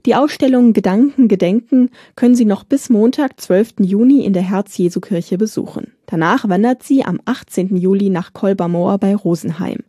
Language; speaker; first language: German; native; German